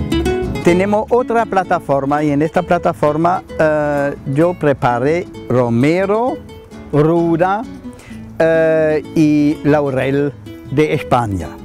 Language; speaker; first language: Spanish; non-native, fluent; German